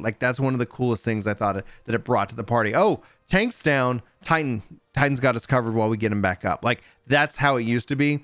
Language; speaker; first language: English; native; English